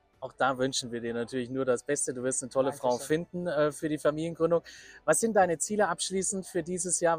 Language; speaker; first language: German; native; German